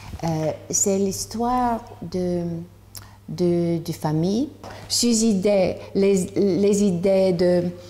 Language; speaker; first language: French; non-native, learner; English